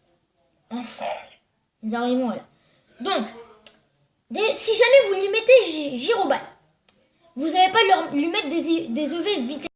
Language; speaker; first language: French; native; French